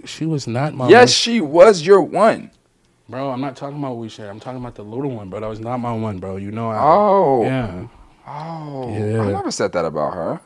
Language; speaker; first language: English; native; English